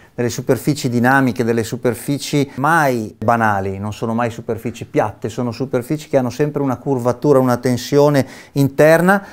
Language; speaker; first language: Italian; native; Italian